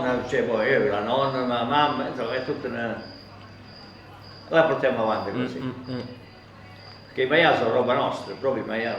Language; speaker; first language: Italian; native; Italian